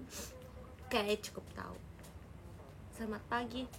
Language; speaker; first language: Indonesian; native; Indonesian